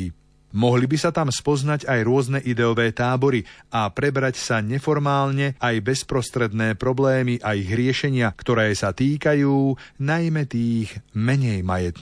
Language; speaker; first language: Slovak; native; Slovak